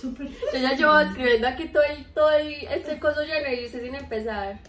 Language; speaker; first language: Spanish; native; Spanish